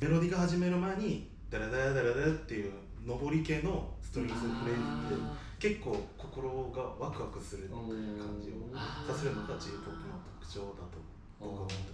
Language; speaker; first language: Japanese; non-native, fluent; Korean